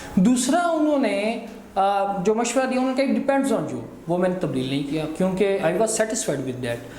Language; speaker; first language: Hindi; non-native, local second language; Punjabi